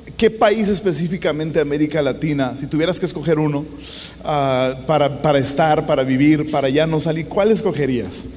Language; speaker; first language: Spanish; native; Spanish